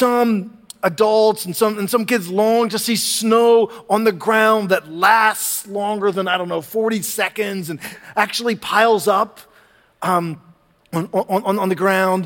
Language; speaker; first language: English; native; English